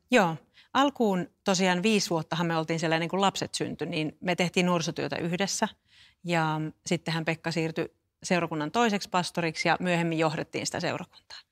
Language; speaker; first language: Finnish; native; Finnish